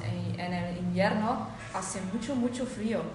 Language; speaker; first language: Spanish; non-native, fluent; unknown